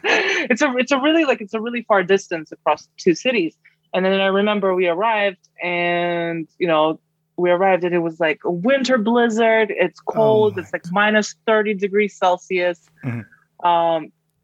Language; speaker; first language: English; non-native, fluent; Kazakh